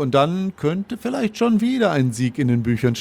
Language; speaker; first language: German; native; German